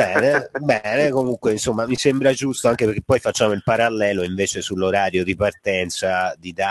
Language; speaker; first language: Italian; native; Italian